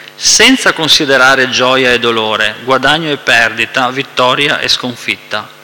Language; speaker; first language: Italian; native; Italian